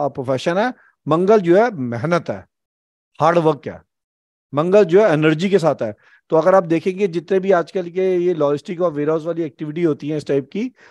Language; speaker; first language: Hindi; native; Hindi